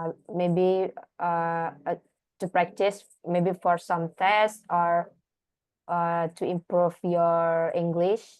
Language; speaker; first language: English; non-native, learner; Indonesian